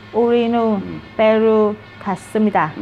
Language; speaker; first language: Korean; non-native, learner; Vietnamese